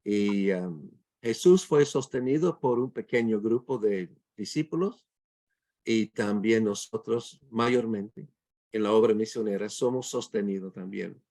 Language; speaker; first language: Spanish; non-native, fluent; English